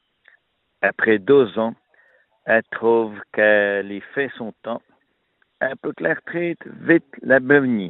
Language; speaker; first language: French; native; French